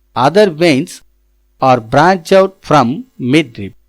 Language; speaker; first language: English; non-native, local second language; Tamil